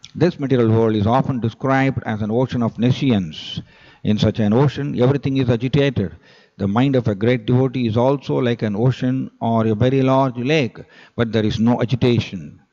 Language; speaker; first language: English; non-native, local second language; Tamil